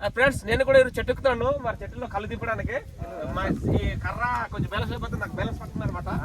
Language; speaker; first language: Telugu; non-native, local second language; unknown